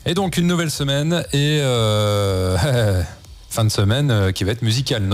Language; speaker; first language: French; native; French